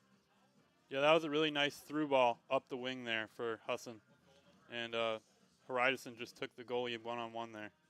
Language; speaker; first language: English; native; English